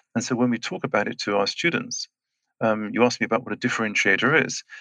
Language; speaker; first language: English; native; English